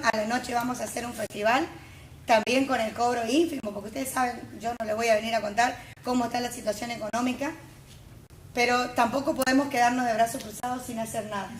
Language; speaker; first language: Spanish; native; Spanish